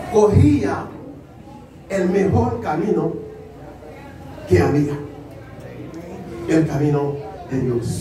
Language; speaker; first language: Spanish; non-native, learner; Haitian Creole